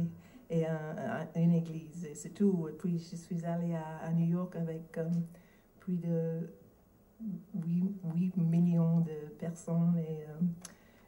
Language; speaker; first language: French; non-native, learner; English